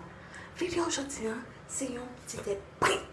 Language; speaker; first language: French; non-native, learner; Haitian Creole